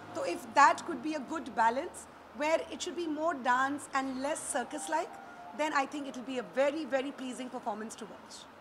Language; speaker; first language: Hindi; native; Hindi